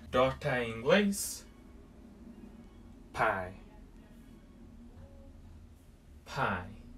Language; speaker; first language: Portuguese; early bilingual, heritage; Portuguese